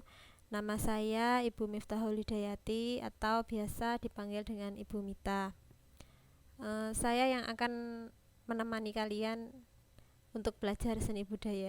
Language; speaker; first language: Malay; non-native, local second language; Javanese